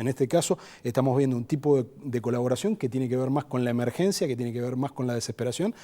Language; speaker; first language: Spanish; native; Spanish